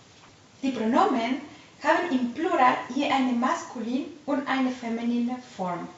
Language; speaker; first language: German; non-native, fluent; Spanish